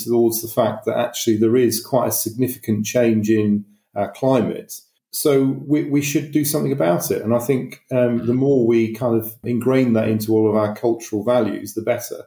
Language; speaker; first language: English; native; English